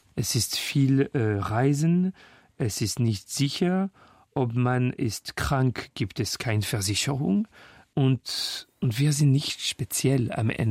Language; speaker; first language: German; non-native, local second language; French